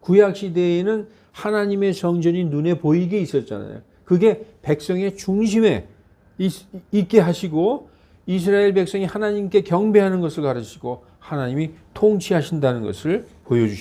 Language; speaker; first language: Korean; native; Korean